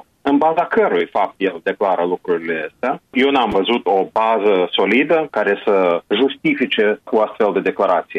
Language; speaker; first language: Romanian; native; Romanian